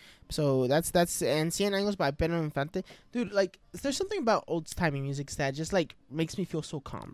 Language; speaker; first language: English; early bilingual, other home language; Spanish